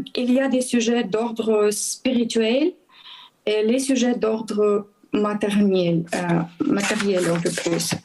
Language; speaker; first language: French; non-native, learner; Ukrainian